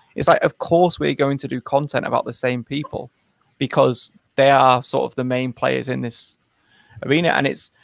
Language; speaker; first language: English; native; English